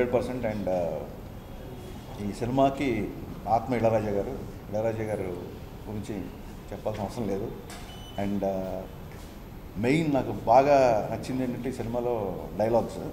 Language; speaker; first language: Telugu; native; Telugu